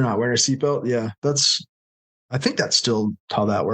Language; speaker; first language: English; native; English